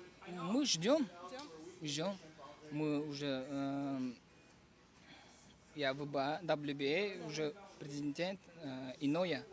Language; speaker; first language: Russian; non-native, fluent; Uzbek